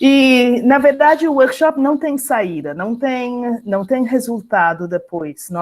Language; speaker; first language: Portuguese; non-native, fluent; English